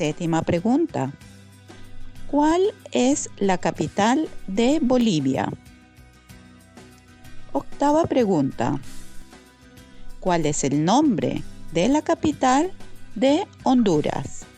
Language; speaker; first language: Spanish; non-native, fluent; Norwegian